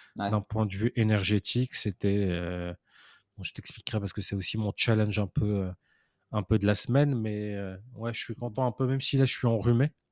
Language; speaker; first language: French; non-native, local second language; Arabic